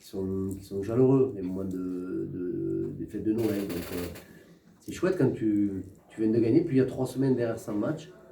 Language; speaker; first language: French; native; French